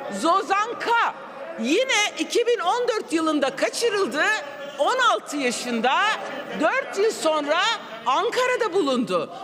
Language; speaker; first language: Turkish; non-native, local second language; Kurdish